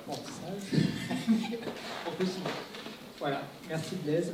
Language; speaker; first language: French; native; French